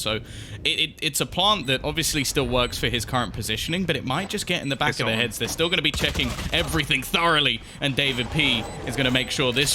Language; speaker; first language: English; native; English